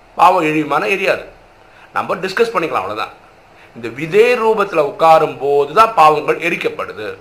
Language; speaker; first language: Tamil; native; Tamil